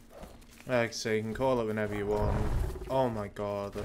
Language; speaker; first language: English; native; English